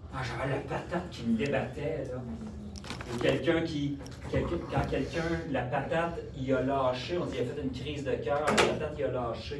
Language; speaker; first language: French; native; French